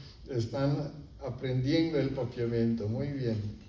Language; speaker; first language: Spanish; non-native, fluent; Papiamento